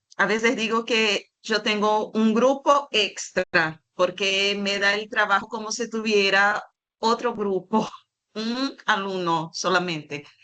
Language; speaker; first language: Spanish; non-native, fluent; Portuguese